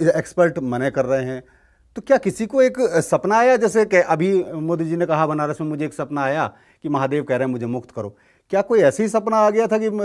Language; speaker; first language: Hindi; native; Hindi